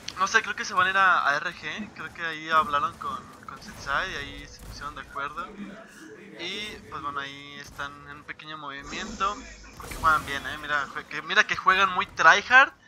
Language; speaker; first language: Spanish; native; Spanish